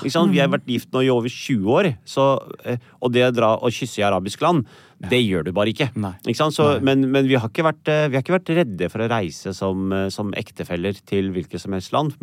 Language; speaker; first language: Norwegian; early bilingual, other home language; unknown